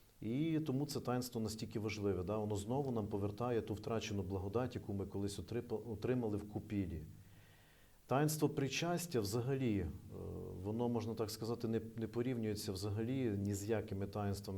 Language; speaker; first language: Ukrainian; native; Ukrainian